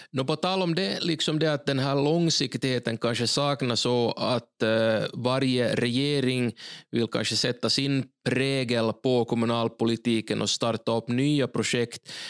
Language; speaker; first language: Swedish; native; Swedish